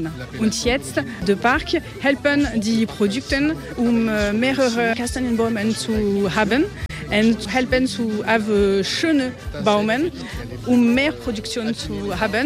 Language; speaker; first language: German; non-native, learner; French